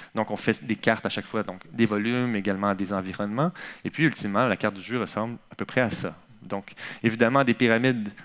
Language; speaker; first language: French; native; French